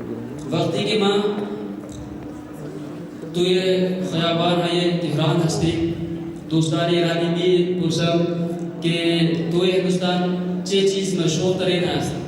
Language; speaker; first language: Persian; non-native, learner; Hindi